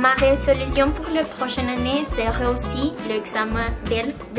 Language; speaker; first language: French; non-native, learner; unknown